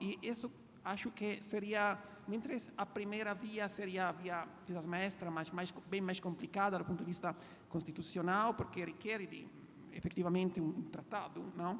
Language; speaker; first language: Portuguese; non-native, fluent; Italian